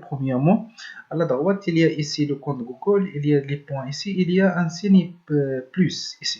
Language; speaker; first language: French; non-native, learner; Arabic